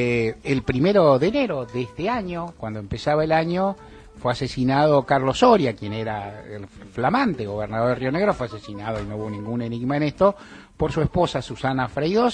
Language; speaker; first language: Spanish; native; Spanish